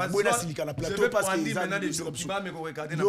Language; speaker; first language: French; non-native, local second language; Lingala